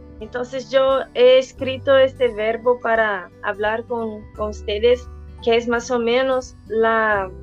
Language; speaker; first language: Spanish; non-native, fluent; Portuguese